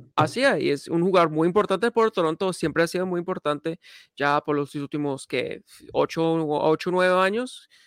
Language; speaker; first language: Spanish; early bilingual, heritage; Spanish